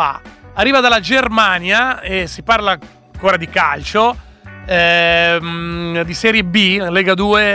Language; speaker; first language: Italian; native; Italian